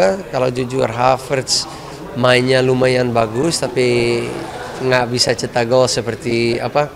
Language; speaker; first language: Indonesian; non-native, fluent; Dutch